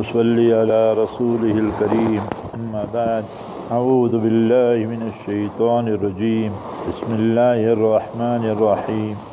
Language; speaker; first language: Urdu; early bilingual, heritage; English